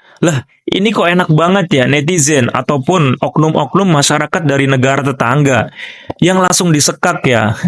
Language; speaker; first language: Indonesian; native; Indonesian